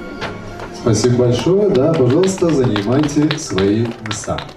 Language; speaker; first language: Russian; native; Russian